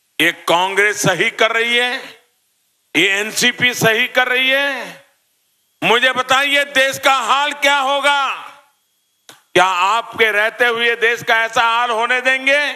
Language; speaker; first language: Hindi; non-native, local second language; Gujarati